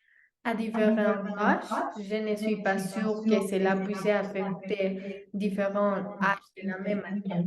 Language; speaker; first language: French; non-native, learner; Spanish